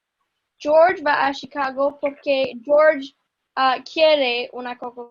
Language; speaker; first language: Spanish; non-native, learner; English